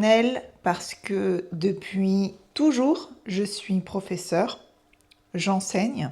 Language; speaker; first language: French; native; French